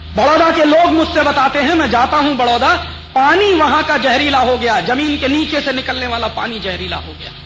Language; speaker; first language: Hindi; native; Hindi